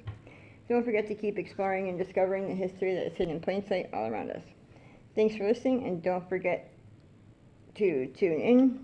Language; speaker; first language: English; native; English